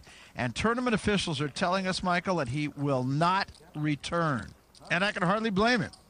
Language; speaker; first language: English; native; English